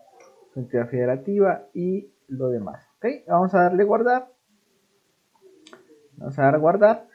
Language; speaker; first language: Spanish; native; Spanish